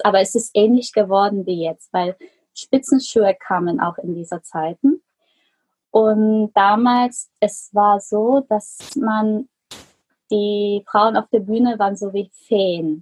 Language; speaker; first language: German; non-native, fluent; Korean